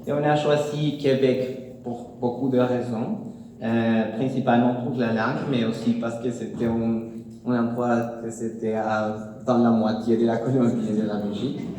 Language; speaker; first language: French; non-native, learner; Spanish